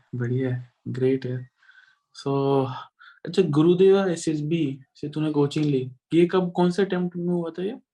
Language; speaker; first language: Hindi; non-native, local second language; Punjabi